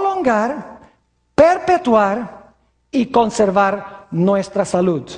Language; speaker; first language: Spanish; native; Spanish